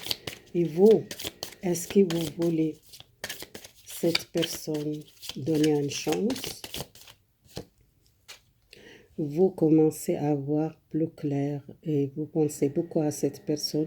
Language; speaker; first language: French; non-native, learner; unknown